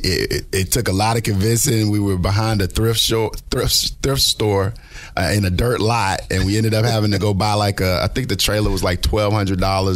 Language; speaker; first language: English; native; English